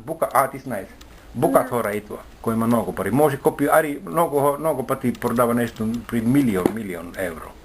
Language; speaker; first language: Bulgarian; non-native, learner; Finnish